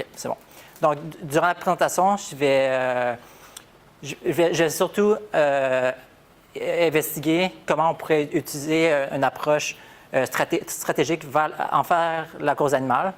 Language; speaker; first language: French; native; French